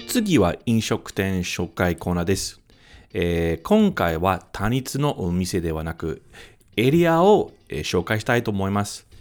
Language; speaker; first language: Japanese; non-native, fluent; English